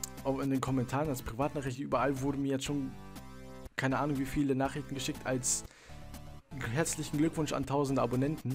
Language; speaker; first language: German; native; German